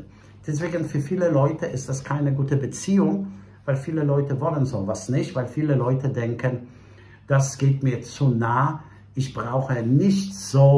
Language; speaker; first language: German; non-native, fluent; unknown